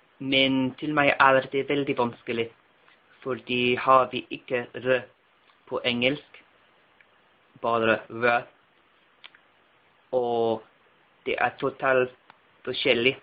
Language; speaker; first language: Norwegian; non-native, learner; English